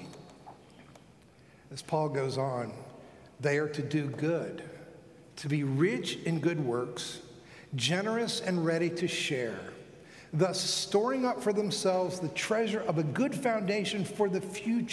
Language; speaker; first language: English; native; English